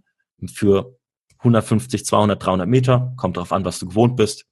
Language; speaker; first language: German; native; German